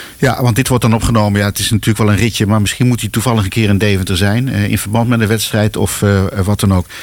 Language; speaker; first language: Dutch; native; Dutch